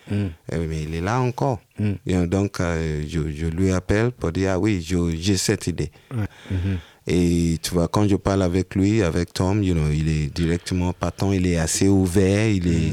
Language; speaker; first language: French; non-native, learner; Yoruba